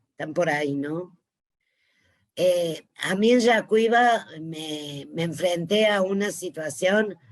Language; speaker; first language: Spanish; native; Spanish